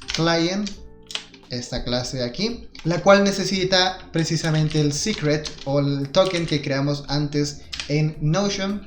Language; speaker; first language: Spanish; native; Spanish